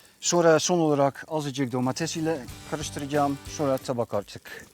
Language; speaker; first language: Turkish; non-native, fluent; Dutch